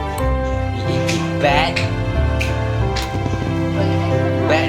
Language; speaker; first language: English; non-native, local second language; Malay